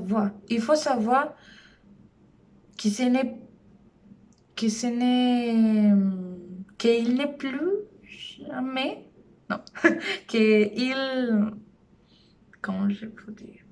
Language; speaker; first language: French; non-native, learner; Spanish